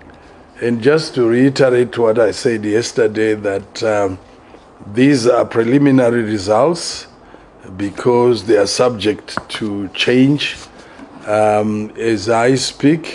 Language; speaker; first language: English; non-native, local second language; Shona